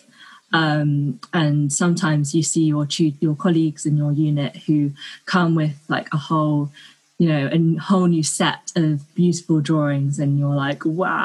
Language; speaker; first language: English; native; English